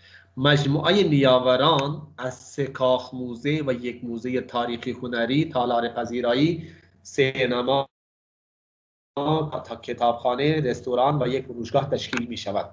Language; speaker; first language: Persian; non-native, fluent; Urdu